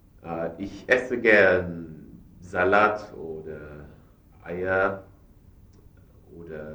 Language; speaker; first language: German; non-native, learner; English